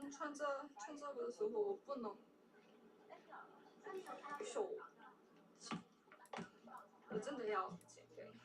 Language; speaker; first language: Chinese; non-native, learner; Korean